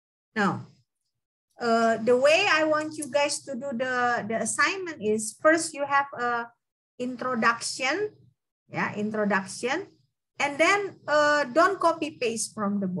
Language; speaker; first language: English; non-native, fluent; Indonesian